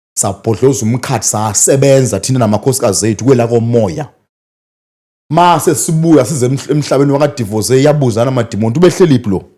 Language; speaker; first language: Zulu; native; Zulu